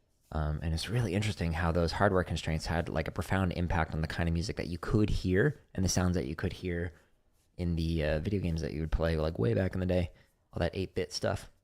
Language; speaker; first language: English; native; English